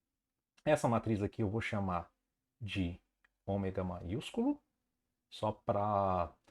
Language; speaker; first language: Portuguese; native; Portuguese